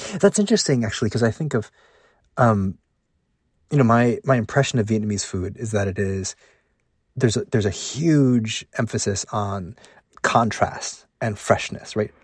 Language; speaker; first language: English; early bilingual, other home language; Cantonese